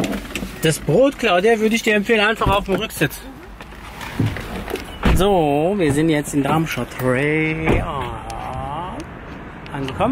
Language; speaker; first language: German; native; German